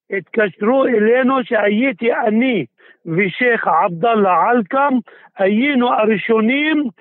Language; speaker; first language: Hebrew; non-native, local second language; Arabic